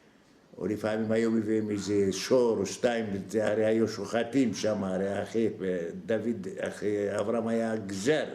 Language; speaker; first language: Hebrew; non-native, fluent; Arabic